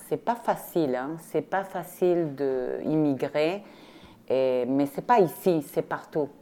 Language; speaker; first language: French; non-native, fluent; Spanish